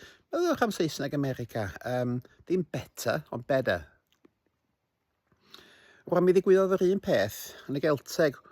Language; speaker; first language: Welsh; native; Welsh